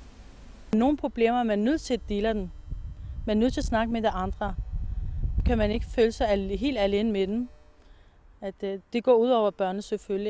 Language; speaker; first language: Danish; non-native, fluent; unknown